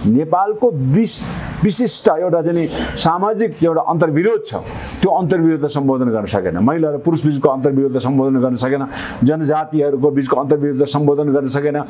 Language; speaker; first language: Nepali; non-native, local second language; Sherpa